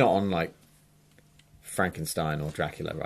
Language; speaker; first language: English; native; English